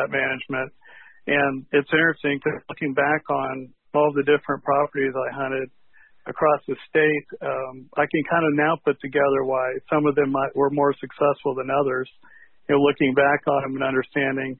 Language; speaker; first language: English; native; English